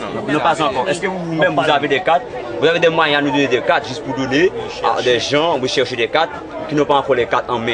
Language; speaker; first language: French; non-native, local second language; Haitian Creole